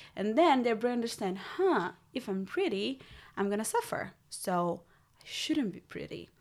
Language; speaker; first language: English; non-native, fluent; Portuguese